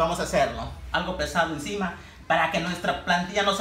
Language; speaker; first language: Spanish; native; Spanish